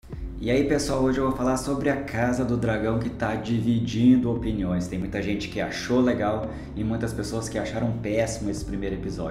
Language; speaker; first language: Portuguese; native; Portuguese